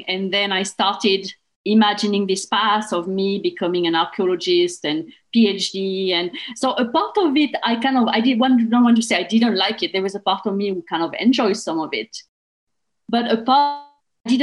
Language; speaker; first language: English; non-native, fluent; French